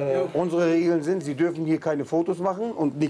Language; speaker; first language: German; native; German